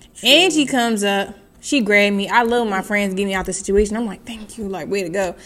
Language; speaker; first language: English; native; English